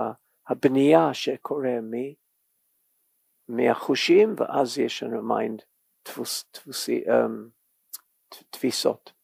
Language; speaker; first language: Hebrew; non-native, learner; English